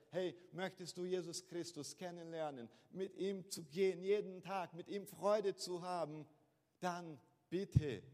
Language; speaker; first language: German; non-native, fluent; Portuguese